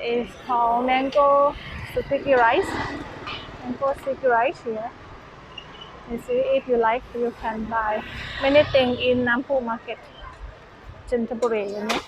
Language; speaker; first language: English; non-native, learner; Thai